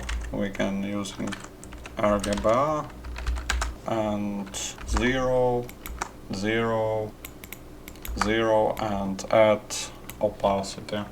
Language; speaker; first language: English; non-native, fluent; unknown